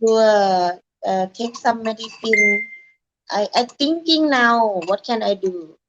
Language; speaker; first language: English; non-native, learner; Thai